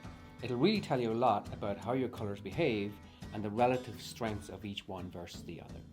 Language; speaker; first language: English; native; English